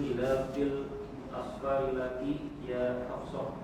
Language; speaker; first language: Arabic; non-native, learner; Indonesian